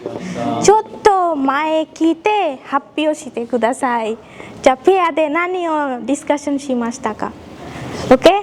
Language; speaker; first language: Japanese; non-native, fluent; Bangla